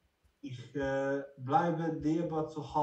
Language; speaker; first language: German; non-native, learner; Bosnian